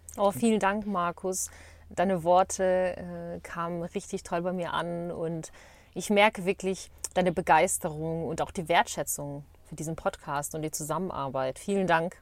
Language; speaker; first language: German; early bilingual, other home language; Bosnian